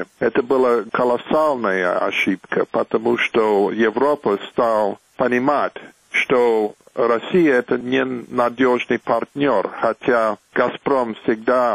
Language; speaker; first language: Russian; non-native, fluent; English